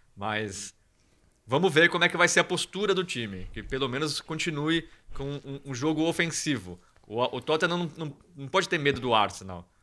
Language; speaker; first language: Portuguese; native; Portuguese